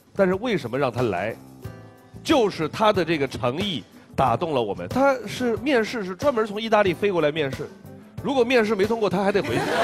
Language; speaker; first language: Chinese; native; Chinese